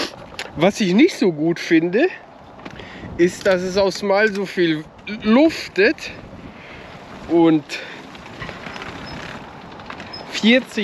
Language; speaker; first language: German; native; German